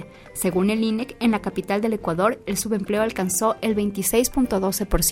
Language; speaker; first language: Spanish; native; Spanish